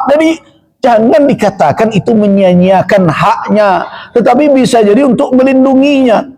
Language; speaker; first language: Malay; non-native, local second language; Minangkabau